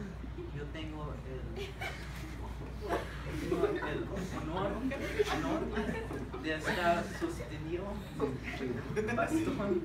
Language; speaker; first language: Spanish; non-native, learner; English